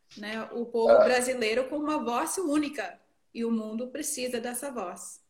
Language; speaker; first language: Portuguese; non-native, fluent; English